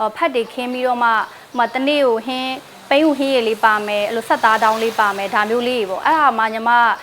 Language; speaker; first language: Burmese; non-native, local second language; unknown